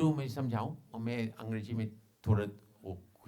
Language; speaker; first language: Hindi; non-native, fluent; English